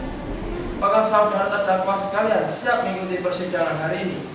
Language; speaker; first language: Indonesian; native; Indonesian